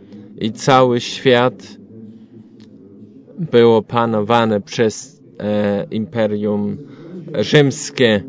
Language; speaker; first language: Polish; non-native, learner; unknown